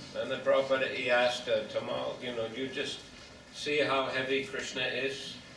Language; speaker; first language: English; native; English